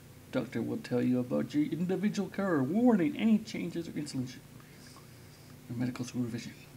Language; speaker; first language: English; native; English